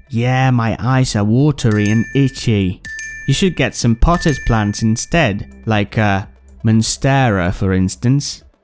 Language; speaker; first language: English; non-native, fluent; Polish